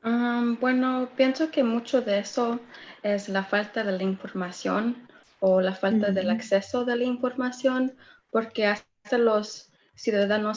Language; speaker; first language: Spanish; early bilingual, other home language; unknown